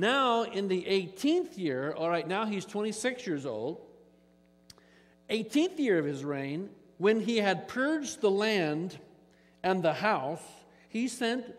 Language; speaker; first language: English; native; English